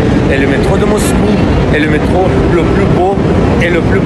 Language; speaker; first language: French; non-native, fluent; Russian